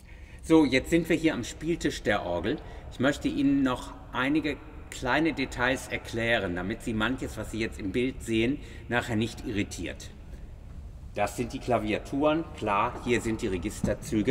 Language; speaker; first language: German; native; German